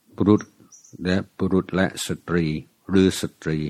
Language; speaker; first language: Thai; non-native, fluent; English